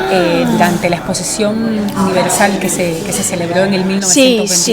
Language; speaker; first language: Spanish; native; Spanish